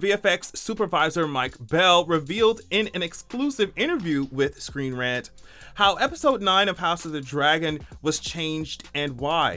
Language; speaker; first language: English; native; English